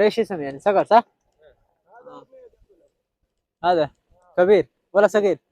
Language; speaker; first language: Arabic; non-native, learner; Urdu